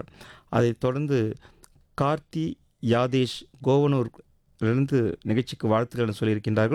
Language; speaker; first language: Tamil; native; Tamil